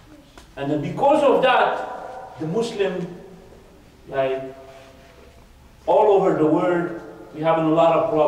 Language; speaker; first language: English; non-native, fluent; Arabic